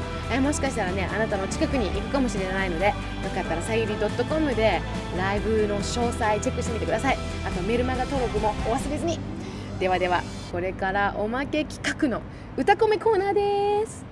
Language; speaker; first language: Japanese; native; Japanese